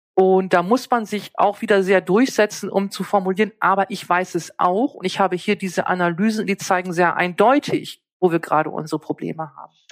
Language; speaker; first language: German; native; German